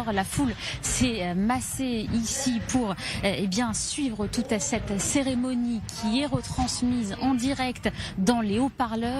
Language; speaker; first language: French; native; French